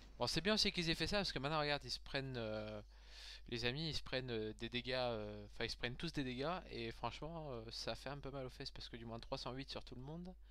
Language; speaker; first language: French; native; French